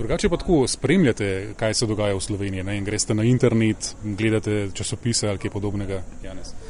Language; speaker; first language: Slovenian; native; Slovenian